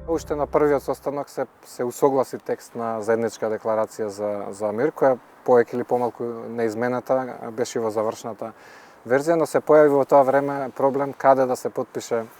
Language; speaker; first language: Macedonian; native; Macedonian